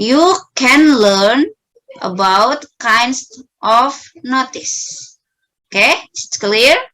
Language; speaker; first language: English; non-native, learner; Indonesian